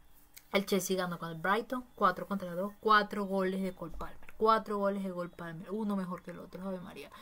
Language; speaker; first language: Spanish; native; Spanish